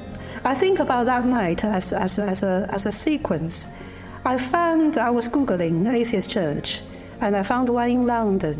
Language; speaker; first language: English; non-native, fluent; Chinese